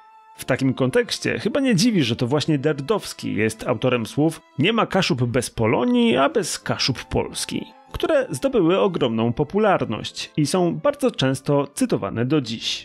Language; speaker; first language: Polish; native; Polish